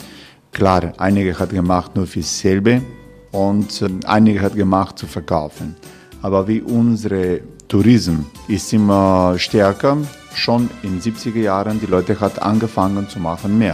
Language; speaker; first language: German; non-native, learner; Croatian